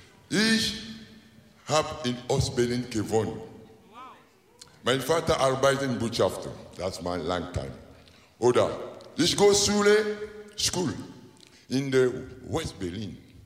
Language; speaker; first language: German; non-native, learner; Lingala